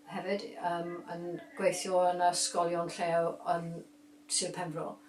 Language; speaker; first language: Welsh; non-native, learner; English